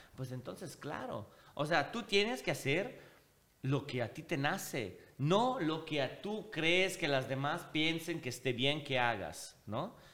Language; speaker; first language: Spanish; non-native, fluent; Italian